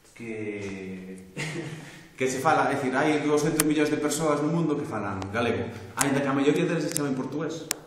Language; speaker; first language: Galician; non-native, local second language; Spanish